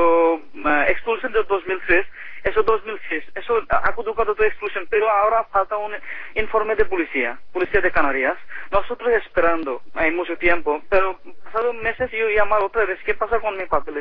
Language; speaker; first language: Spanish; non-native, learner; Bangla